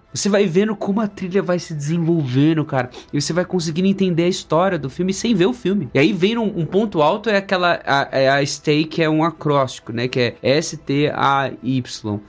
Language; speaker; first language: Portuguese; native; Portuguese